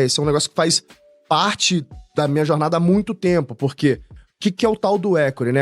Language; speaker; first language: Portuguese; native; Portuguese